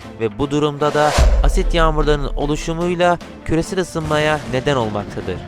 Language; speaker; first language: Turkish; native; Turkish